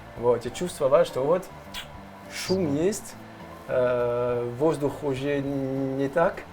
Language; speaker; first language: Russian; non-native, learner; French